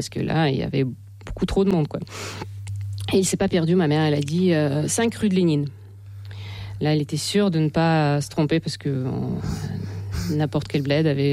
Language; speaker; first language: French; non-native, fluent; Russian